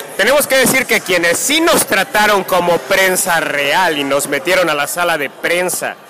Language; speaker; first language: Spanish; native; Spanish